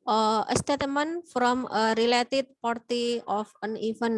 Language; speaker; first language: English; non-native, learner; Indonesian